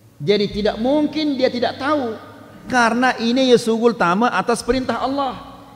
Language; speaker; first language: Malay; non-native, local second language; Sasak